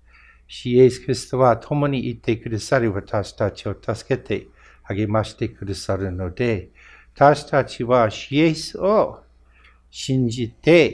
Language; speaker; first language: Japanese; non-native, fluent; English